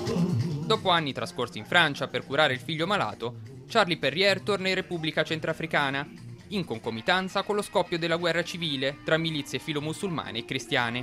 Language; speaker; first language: Italian; native; Italian